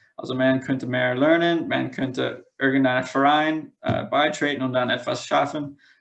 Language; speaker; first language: German; non-native, fluent; English